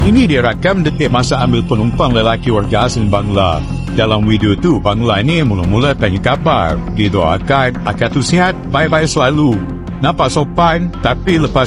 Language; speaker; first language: Malay; native; Malay